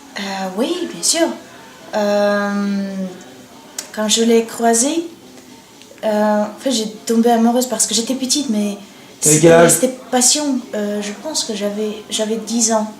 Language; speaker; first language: French; non-native, learner; Bulgarian